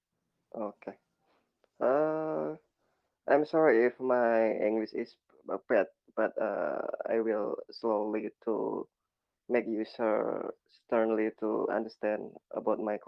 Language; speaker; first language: English; non-native, learner; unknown